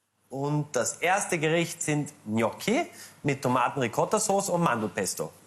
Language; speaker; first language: German; native; German